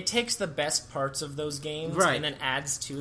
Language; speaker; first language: English; native; English